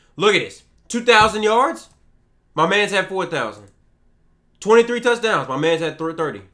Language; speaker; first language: English; native; English